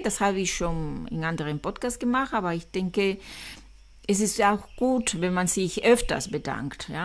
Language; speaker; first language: German; non-native, fluent; Spanish